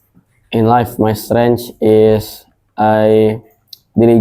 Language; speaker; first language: English; non-native, learner; Indonesian